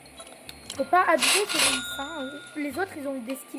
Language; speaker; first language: French; native; French